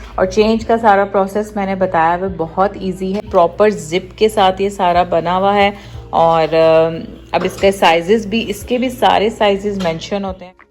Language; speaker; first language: Urdu; native; Urdu